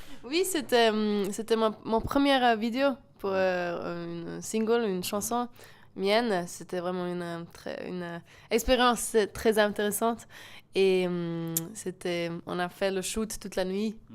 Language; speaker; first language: French; non-native, local second language; German